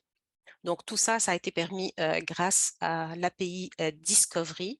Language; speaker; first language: French; native; French